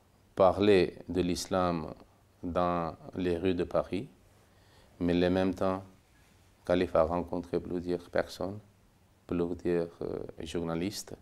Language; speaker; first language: French; non-native, fluent; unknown